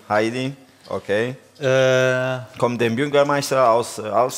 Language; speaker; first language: German; non-native, learner; Italian